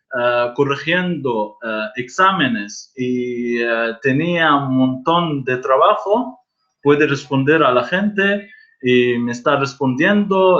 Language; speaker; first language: Spanish; non-native, fluent; Arabic